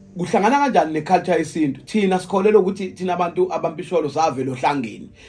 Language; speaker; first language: Zulu; native; Zulu